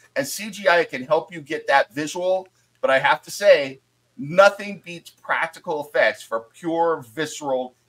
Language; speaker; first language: English; native; English